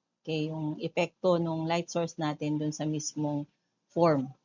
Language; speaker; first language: Filipino; native; Filipino